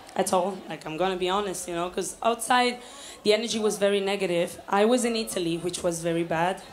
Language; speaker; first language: English; early bilingual, other home language; Spanish